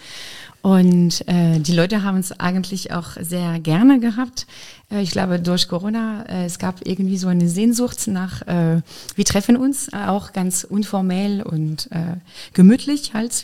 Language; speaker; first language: German; non-native, fluent; French